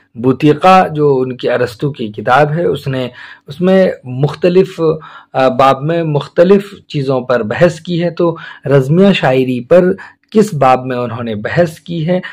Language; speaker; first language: Urdu; native; Urdu